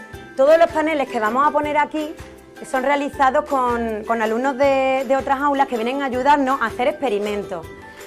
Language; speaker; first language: Spanish; native; Spanish